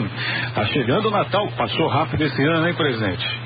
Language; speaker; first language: Portuguese; native; Portuguese